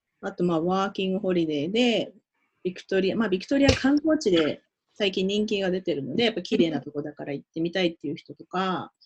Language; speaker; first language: Japanese; native; Japanese